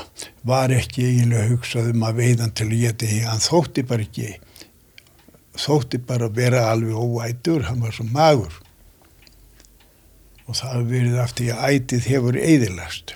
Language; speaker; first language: Icelandic; native; Icelandic